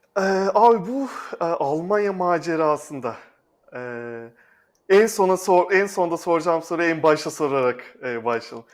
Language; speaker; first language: Turkish; native; Turkish